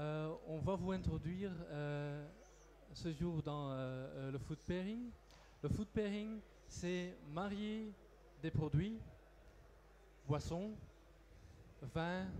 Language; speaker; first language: French; non-native, local second language; Dutch